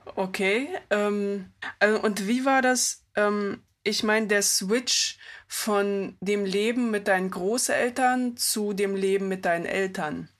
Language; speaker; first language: German; early bilingual, other home language; Russian